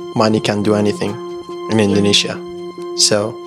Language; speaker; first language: English; non-native, learner; Persian